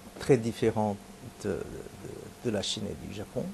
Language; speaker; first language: French; non-native, fluent; Korean